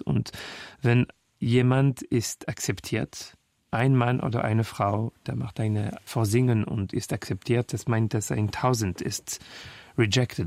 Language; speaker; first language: German; non-native, fluent; French